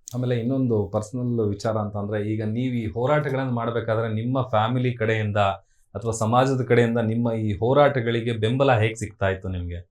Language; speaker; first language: Kannada; native; Kannada